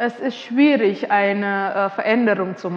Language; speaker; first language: German; non-native, fluent; Indonesian